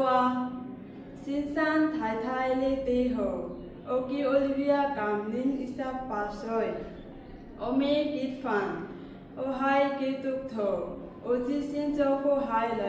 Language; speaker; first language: Cantonese; non-native, learner; Bangla